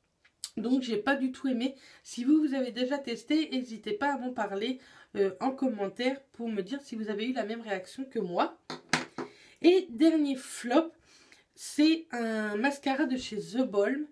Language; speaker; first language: French; native; French